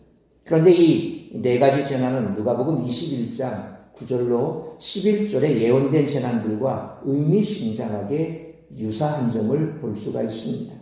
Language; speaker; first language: Korean; native; Korean